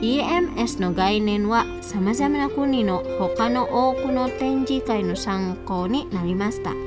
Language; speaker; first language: Japanese; non-native, fluent; Indonesian